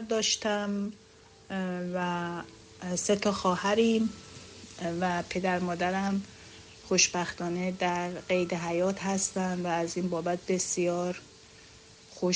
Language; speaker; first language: Persian; native; Persian